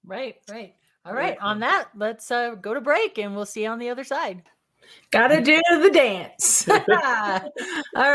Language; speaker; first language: English; native; English